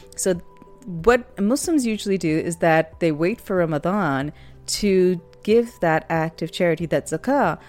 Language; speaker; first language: English; non-native, local second language; Urdu